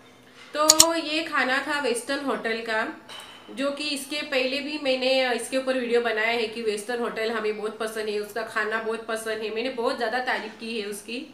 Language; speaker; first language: Hindi; native; Hindi